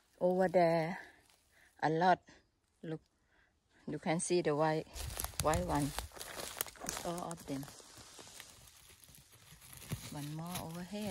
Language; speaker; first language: English; non-native, learner; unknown